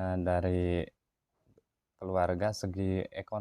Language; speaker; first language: Indonesian; non-native, local second language; Sundanese